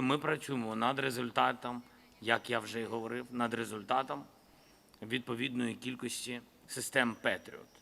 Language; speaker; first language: Ukrainian; non-native, local second language; Russian